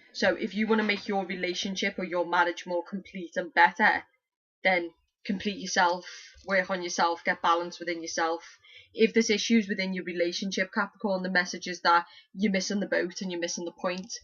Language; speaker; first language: English; native; English